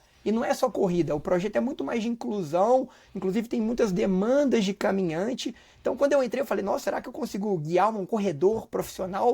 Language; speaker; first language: Portuguese; native; Portuguese